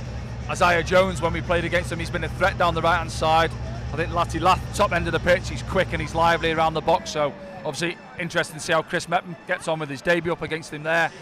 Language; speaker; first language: English; native; English